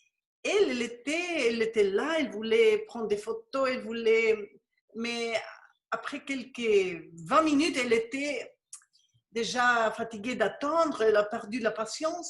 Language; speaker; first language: French; non-native, fluent; Spanish